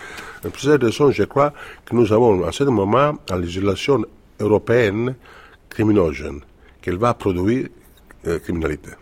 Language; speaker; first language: French; non-native, fluent; Italian